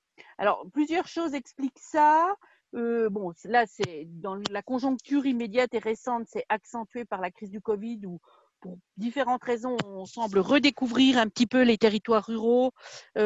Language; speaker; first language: French; native; French